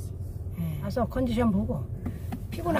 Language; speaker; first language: Korean; native; Korean